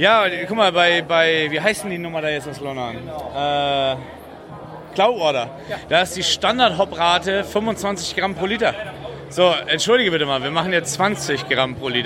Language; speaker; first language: German; native; German